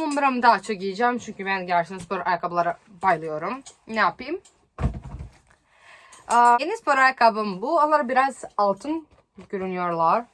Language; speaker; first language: Turkish; non-native, learner; Serbian